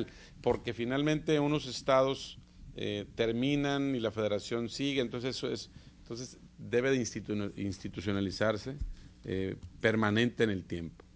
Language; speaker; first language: Spanish; native; Spanish